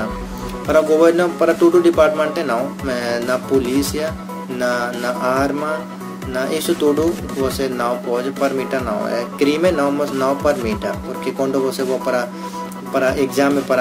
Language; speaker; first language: Portuguese; non-native, learner; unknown